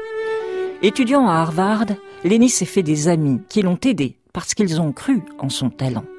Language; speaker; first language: French; native; French